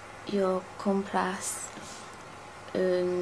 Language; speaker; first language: Spanish; non-native, learner; English